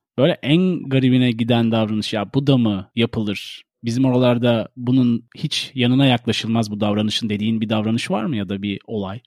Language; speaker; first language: Turkish; native; Turkish